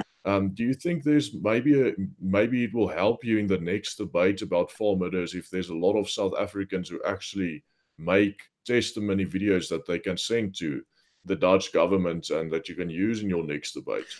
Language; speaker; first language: English; non-native, local second language; Afrikaans